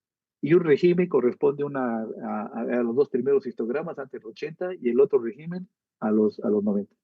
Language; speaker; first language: Spanish; native; Spanish